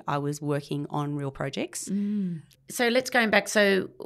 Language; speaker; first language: English; native; English